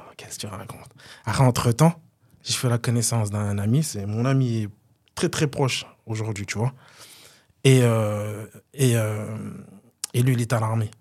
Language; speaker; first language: French; native; French